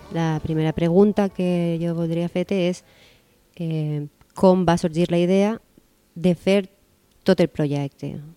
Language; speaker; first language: Catalan; native; Catalan